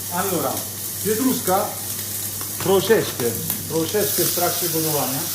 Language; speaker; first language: Polish; non-native, learner; Italian